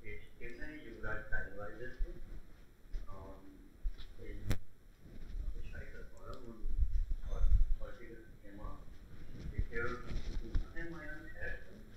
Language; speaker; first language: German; non-native, learner; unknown